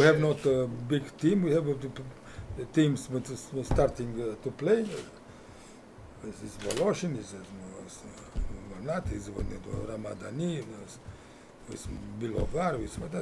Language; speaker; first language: English; non-native, fluent; Romanian